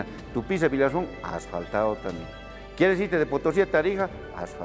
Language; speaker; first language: Spanish; native; Spanish